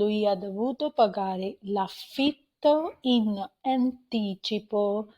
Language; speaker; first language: Italian; non-native, fluent; Punjabi